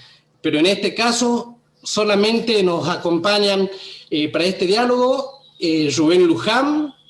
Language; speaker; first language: Spanish; native; Spanish